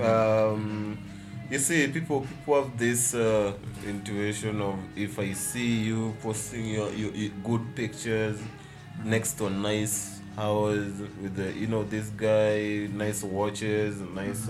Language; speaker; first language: English; non-native, local second language; Luo (Kenya and Tanzania)